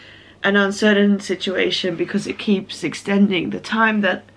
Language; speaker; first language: English; native; English